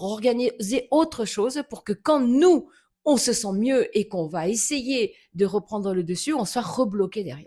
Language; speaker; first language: French; native; French